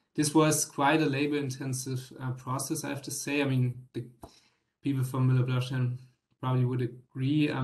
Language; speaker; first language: English; non-native, fluent; German